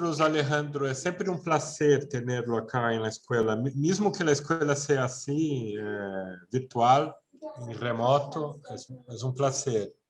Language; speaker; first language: Spanish; non-native, fluent; Portuguese